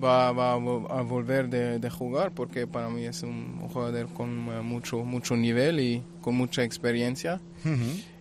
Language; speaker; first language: Spanish; non-native, fluent; German